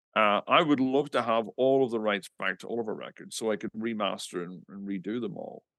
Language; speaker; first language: English; native; English